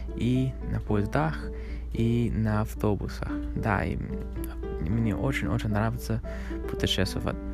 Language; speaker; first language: Russian; non-native, learner; English